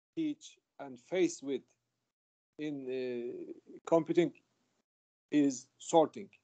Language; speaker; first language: English; non-native, fluent; Turkish